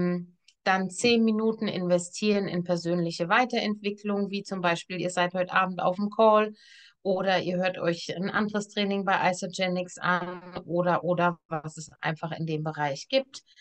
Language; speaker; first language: German; native; German